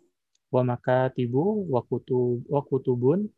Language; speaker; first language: Arabic; non-native, learner; Indonesian